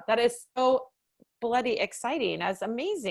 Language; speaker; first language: English; native; English